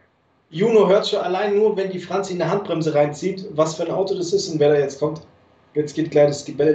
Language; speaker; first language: German; native; German